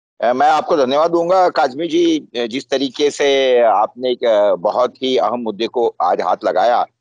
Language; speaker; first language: Hindi; non-native, local second language; Marathi